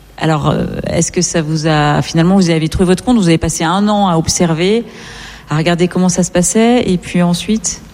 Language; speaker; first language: French; native; French